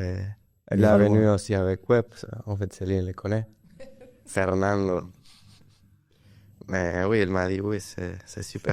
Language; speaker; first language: French; non-native, learner; Spanish